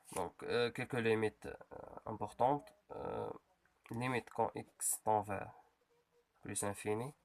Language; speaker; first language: French; non-native, local second language; Arabic